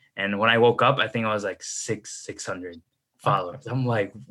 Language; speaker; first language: English; native; English